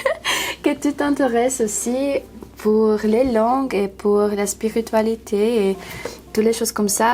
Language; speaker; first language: French; non-native, learner; English